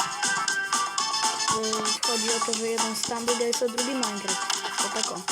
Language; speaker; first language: Polish; native; Polish